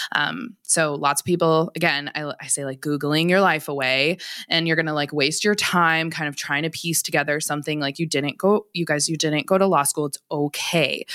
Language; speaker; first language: English; native; English